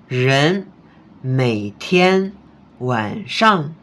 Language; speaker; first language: Chinese; non-native, fluent; Indonesian